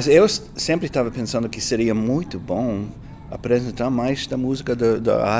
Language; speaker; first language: Portuguese; non-native, fluent; English